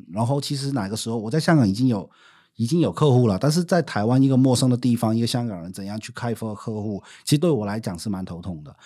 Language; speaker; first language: Chinese; non-native, fluent; Cantonese